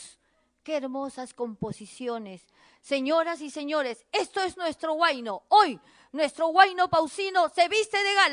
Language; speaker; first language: Spanish; native; Spanish